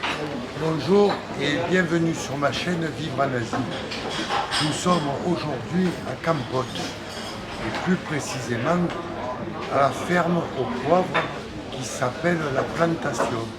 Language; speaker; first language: French; native; French